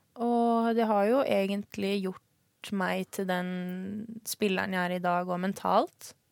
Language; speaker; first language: Norwegian; early bilingual, other home language; Swedish